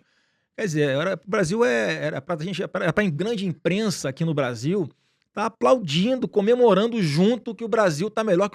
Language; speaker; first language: Portuguese; native; Portuguese